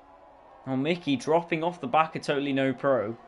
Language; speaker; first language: English; native; English